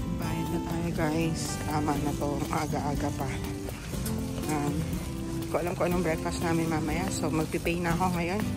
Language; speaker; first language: Filipino; native; Filipino